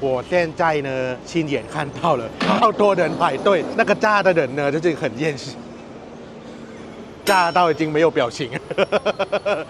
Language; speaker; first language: Chinese; non-native, fluent; Thai